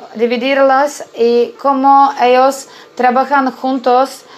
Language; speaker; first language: Spanish; non-native, learner; Czech